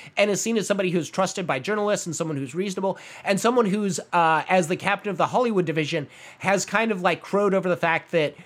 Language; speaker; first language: English; native; English